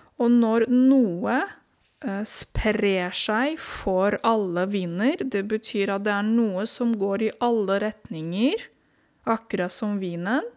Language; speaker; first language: Norwegian; non-native, fluent; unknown